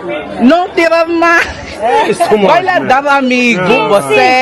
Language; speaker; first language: Portuguese; non-native, learner; Filipino